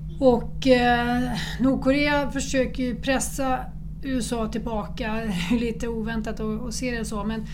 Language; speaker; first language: Swedish; native; Swedish